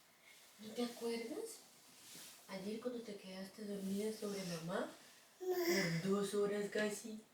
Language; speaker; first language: Spanish; early bilingual, heritage; Spanish